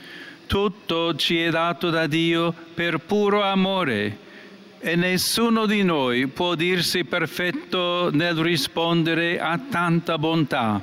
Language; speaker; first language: Italian; non-native, fluent; English